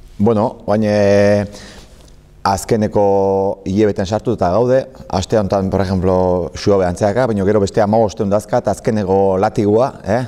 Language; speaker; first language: Basque; native; Basque